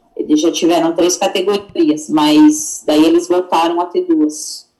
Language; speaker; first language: Portuguese; native; Portuguese